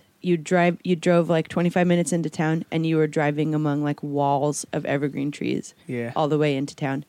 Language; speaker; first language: English; native; English